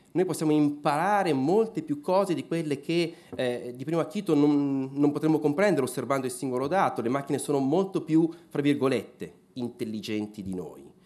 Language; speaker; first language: Italian; native; Italian